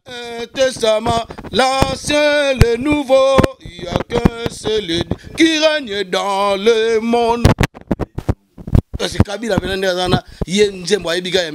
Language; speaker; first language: French; non-native, local second language; Lingala